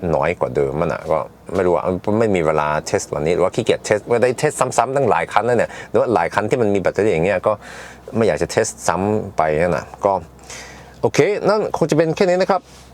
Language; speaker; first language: Thai; early bilingual, heritage; Thai